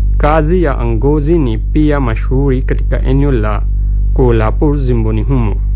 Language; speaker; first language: Swahili; non-native, fluent; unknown